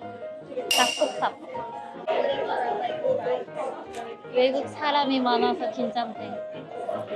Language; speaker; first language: Korean; early bilingual, heritage; Japanese